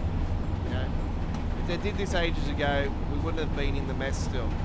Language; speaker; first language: English; native; English